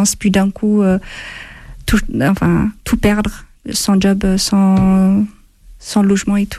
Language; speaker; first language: French; non-native, fluent; Amharic